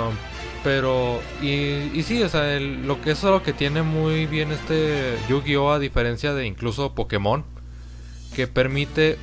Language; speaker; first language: Spanish; native; Spanish